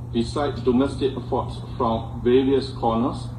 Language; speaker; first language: English; non-native, fluent; Burmese